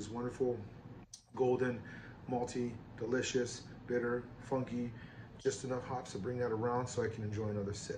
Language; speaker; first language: English; native; English